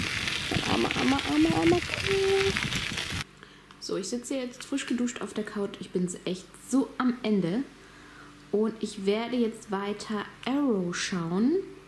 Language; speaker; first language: German; native; German